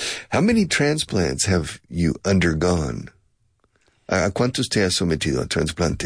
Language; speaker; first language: English; native; English